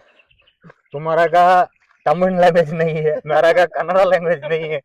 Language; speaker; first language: Hindi; non-native, local second language; Tamil